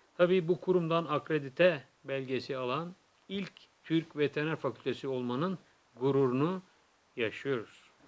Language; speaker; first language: Turkish; native; Turkish